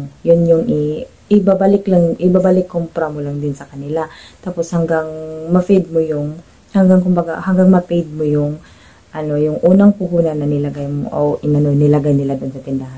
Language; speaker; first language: Filipino; native; Filipino